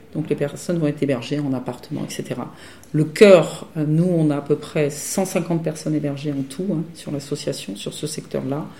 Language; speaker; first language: French; native; French